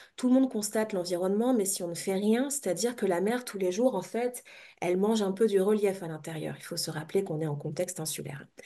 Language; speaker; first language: French; native; French